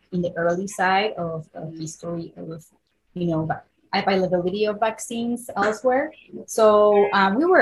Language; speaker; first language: English; non-native, fluent; Spanish